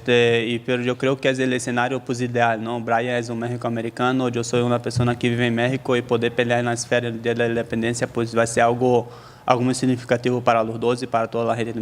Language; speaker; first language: Spanish; native; Spanish